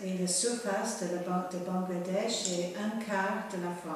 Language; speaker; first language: French; non-native, fluent; Bangla